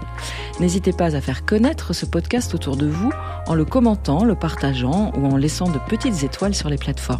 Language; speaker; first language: French; native; French